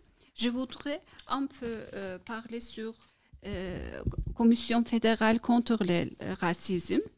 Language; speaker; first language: French; non-native, learner; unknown